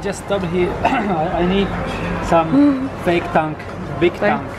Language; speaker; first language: English; non-native, learner; Czech